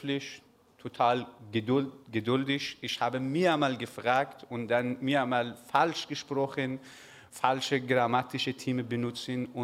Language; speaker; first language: German; non-native, learner; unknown